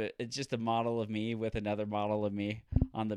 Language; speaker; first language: English; native; English